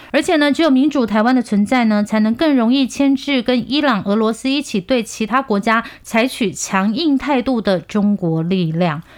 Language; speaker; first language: Chinese; non-native, fluent; Korean